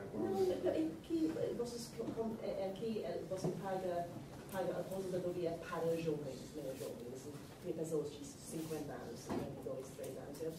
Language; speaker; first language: Portuguese; non-native, learner; English